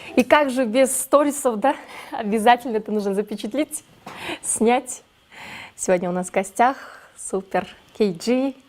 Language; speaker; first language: Russian; non-native, local second language; Kyrgyz